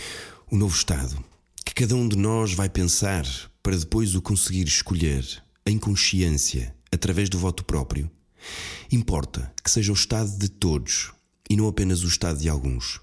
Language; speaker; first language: Portuguese; native; Portuguese